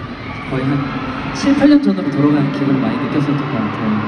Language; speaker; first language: Korean; native; Korean